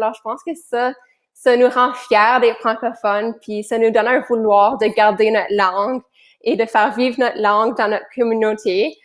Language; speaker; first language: French; native; French